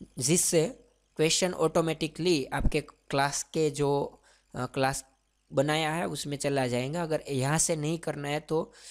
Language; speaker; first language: Hindi; non-native, local second language; Gujarati